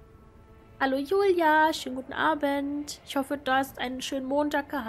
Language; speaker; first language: German; native; German